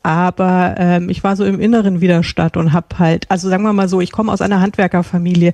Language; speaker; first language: German; native; German